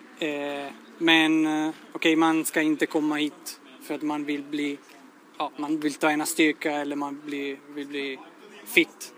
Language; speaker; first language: Swedish; non-native, fluent; Italian